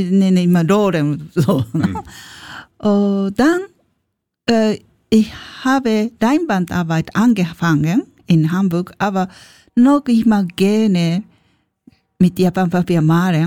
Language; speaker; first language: German; non-native, learner; Japanese